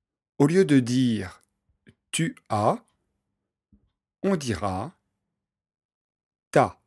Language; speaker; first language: French; native; French